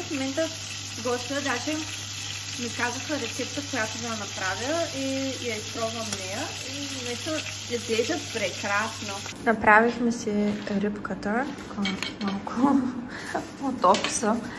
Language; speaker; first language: Bulgarian; native; Bulgarian